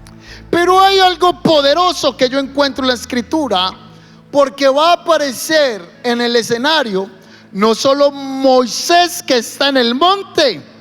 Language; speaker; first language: Spanish; native; Spanish